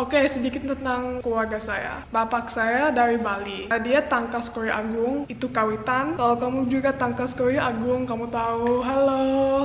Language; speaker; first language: Indonesian; non-native, local second language; English